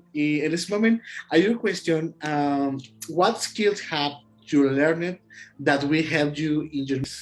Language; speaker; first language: English; non-native, learner; Spanish